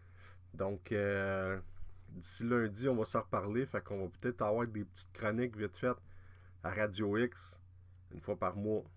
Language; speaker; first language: French; native; French